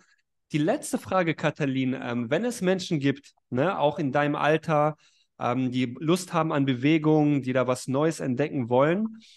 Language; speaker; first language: German; native; German